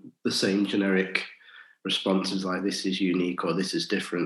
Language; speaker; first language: English; native; English